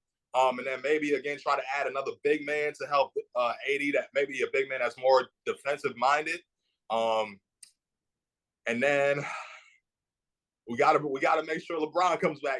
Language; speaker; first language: English; native; English